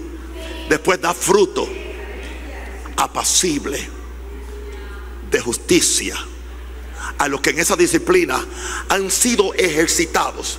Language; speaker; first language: Spanish; native; Spanish